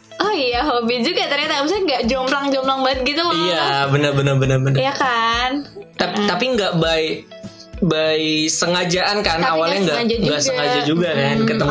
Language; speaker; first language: Indonesian; native; Indonesian